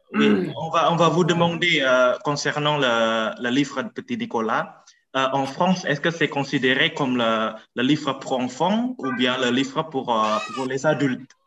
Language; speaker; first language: French; non-native, fluent; Indonesian